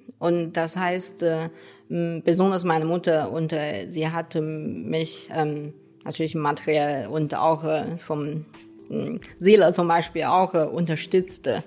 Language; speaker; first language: German; non-native, fluent; Chinese